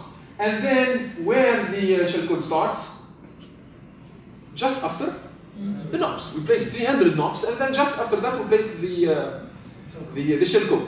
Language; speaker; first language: English; non-native, fluent; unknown